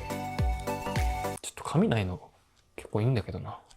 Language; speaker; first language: Japanese; native; Japanese